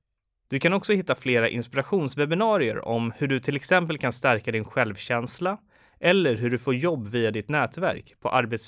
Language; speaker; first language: Swedish; native; Swedish